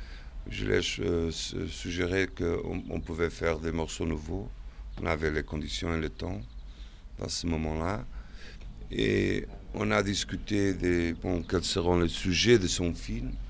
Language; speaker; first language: French; non-native, fluent; Portuguese